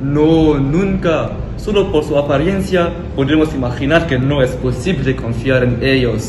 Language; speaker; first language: Spanish; non-native, learner; French